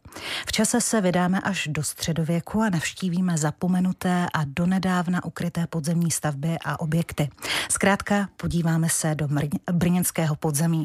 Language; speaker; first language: Czech; native; Czech